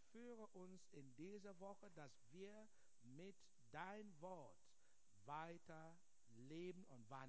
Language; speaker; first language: German; non-native, learner; English